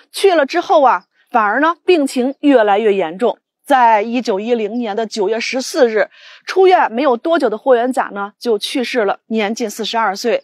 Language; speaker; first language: Chinese; native; Chinese